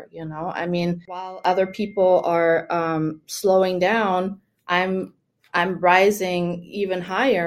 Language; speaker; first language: English; non-native, fluent; German